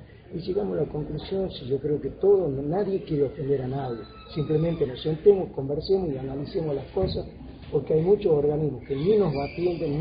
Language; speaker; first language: Spanish; native; Spanish